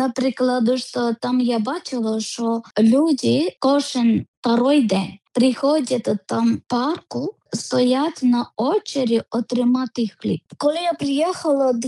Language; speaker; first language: Ukrainian; non-native, learner; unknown